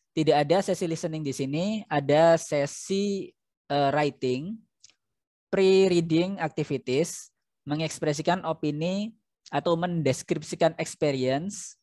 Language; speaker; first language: Indonesian; native; Indonesian